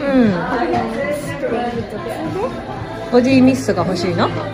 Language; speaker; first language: Japanese; native; Japanese